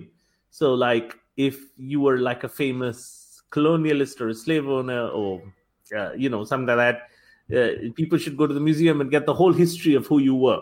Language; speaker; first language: English; non-native, local second language; Bangla